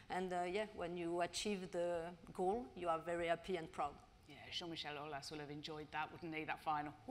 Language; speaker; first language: English; non-native, learner; French